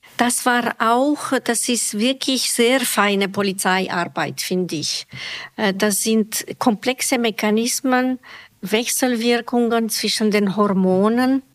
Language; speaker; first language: German; non-native, fluent; Romanian